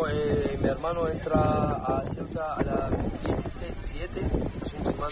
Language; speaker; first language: Spanish; non-native, learner; Arabic